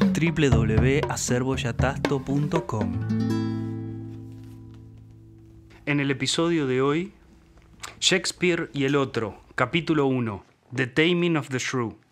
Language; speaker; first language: Spanish; native; Spanish